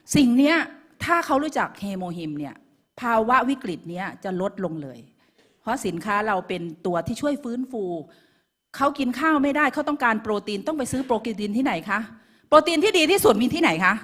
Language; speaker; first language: Thai; native; Thai